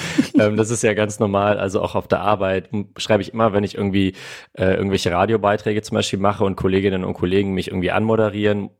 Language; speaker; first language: German; early bilingual, other home language; Armenian